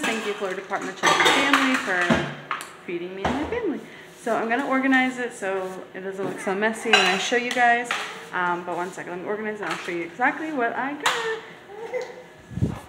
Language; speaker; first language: English; early bilingual, other home language; Spanish